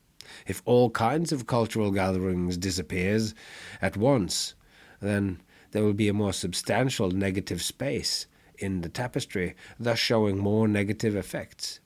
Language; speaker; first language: English; non-native, fluent; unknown